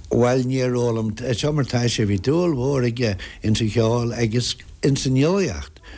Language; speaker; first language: Irish; non-native, local second language; English